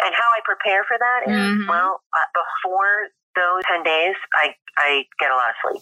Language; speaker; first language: English; native; English